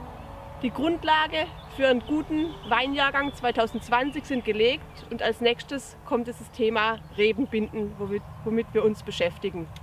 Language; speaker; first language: German; native; German